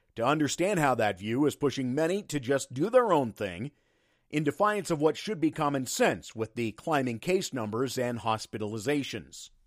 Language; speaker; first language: English; native; English